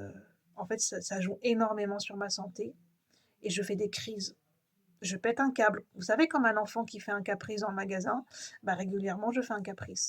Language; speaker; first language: French; native; French